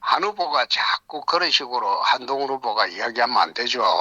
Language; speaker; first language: Korean; native; Korean